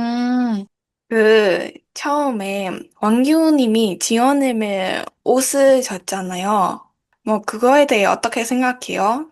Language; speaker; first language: Korean; non-native, learner; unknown